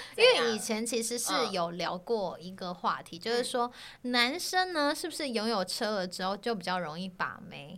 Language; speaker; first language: Chinese; native; Chinese